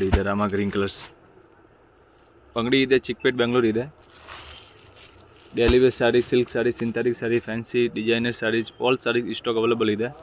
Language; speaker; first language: Kannada; non-native, local second language; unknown